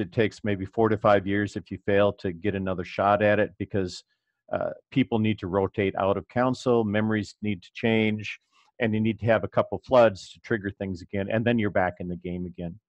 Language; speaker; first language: English; native; English